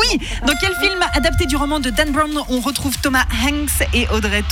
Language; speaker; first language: French; native; French